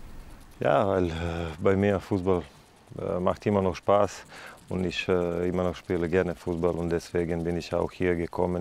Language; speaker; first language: German; non-native, fluent; Serbian